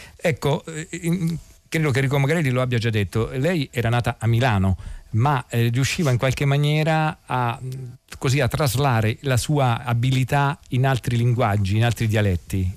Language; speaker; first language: Italian; native; Italian